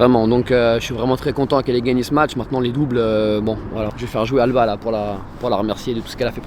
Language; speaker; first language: French; native; French